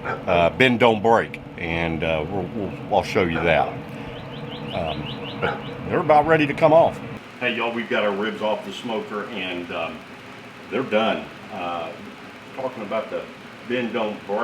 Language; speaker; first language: English; native; English